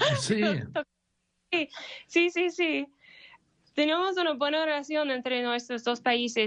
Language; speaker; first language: Spanish; non-native, learner; English